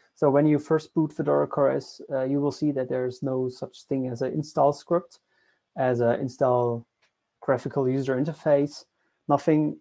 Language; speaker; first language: English; non-native, fluent; German